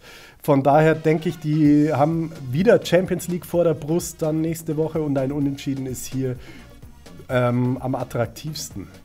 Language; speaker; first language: German; native; German